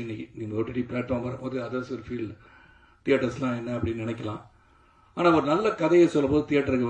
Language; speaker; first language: Tamil; native; Tamil